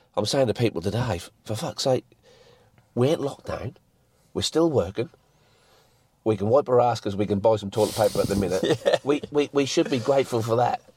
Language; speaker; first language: English; native; English